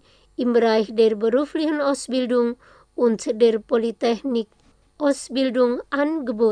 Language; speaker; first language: German; non-native, learner; Indonesian